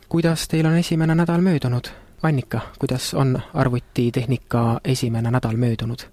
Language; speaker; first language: Estonian; native; Estonian